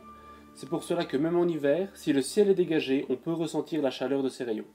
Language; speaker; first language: French; native; French